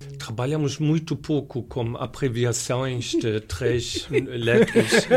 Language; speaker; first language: Portuguese; non-native, fluent; German